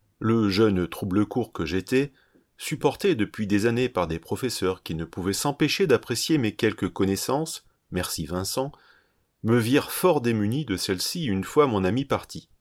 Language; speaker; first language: French; native; French